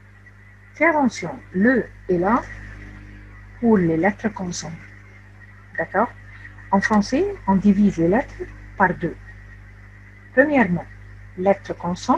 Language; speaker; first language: French; non-native, fluent; Arabic